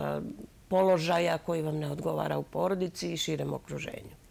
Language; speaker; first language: Serbian; native; Serbian